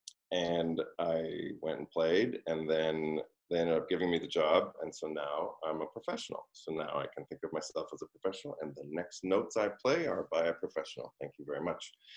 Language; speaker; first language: English; native; English